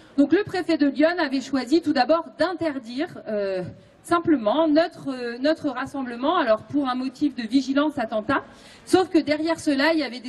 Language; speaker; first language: French; native; French